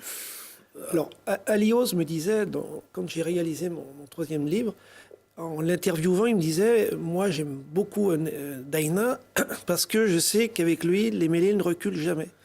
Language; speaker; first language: French; native; French